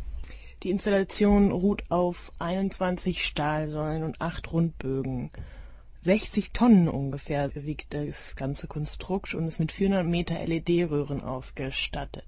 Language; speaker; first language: German; native; German